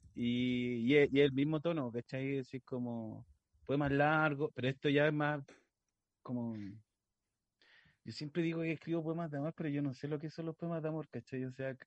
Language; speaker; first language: Spanish; native; Spanish